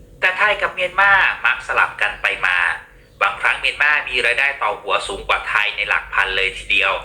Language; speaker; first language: Thai; native; Thai